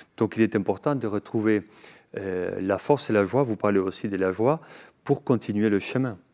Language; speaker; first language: French; non-native, fluent; Spanish